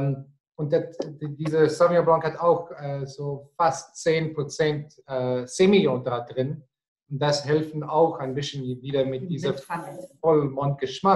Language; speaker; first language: German; non-native, fluent; Afrikaans